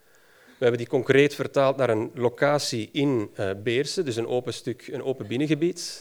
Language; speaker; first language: Dutch; native; Dutch